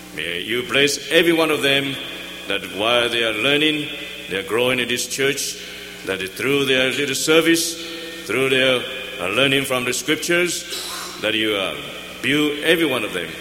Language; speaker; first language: English; non-native, learner; Chinese